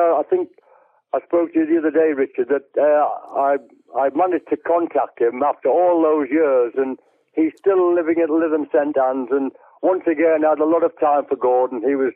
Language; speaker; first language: English; native; English